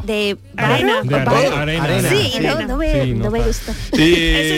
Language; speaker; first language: Spanish; non-native, learner; English